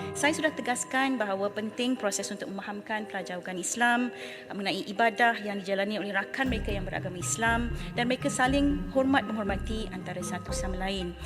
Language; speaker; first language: Malay; native; Malay